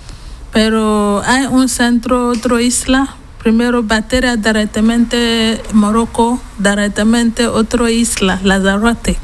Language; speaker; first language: Spanish; non-native, learner; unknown